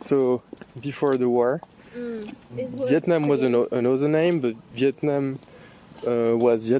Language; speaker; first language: English; non-native, learner; French